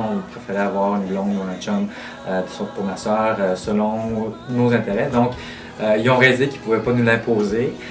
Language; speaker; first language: French; early bilingual, other home language; Vietnamese